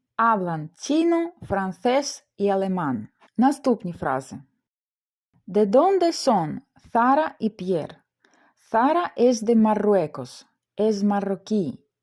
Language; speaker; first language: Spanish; non-native, fluent; Ukrainian